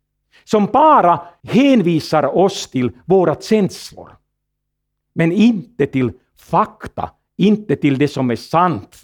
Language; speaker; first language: Swedish; non-native, fluent; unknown